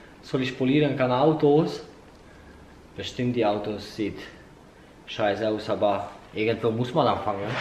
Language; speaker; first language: German; non-native, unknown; Hungarian